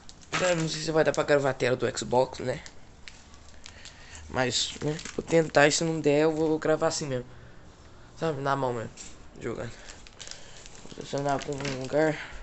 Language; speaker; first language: Portuguese; native; Portuguese